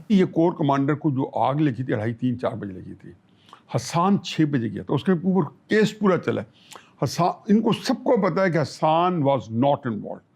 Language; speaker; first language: Urdu; non-native, local second language; Punjabi